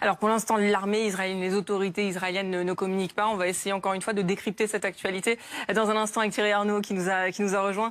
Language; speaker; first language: French; native; French